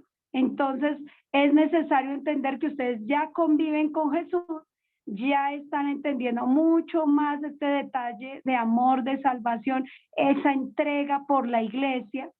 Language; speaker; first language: Spanish; native; Spanish